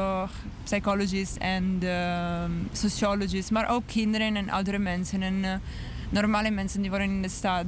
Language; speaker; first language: Dutch; non-native, learner; English